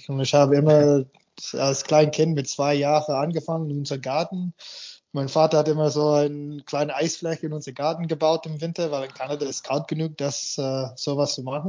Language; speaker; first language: German; non-native, fluent; English